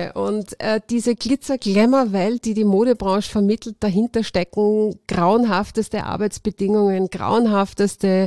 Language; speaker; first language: German; native; German